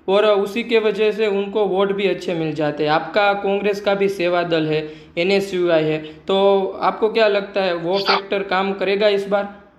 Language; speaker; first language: Hindi; non-native, local second language; Gujarati